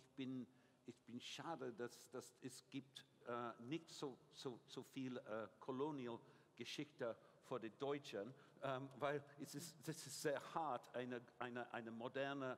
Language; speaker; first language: German; non-native, learner; English